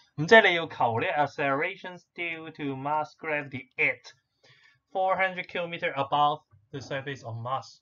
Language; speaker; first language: English; non-native, local second language; Cantonese